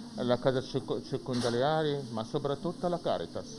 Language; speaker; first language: Italian; non-native, fluent; Arabic